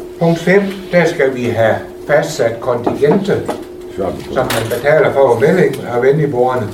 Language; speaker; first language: Danish; native; Danish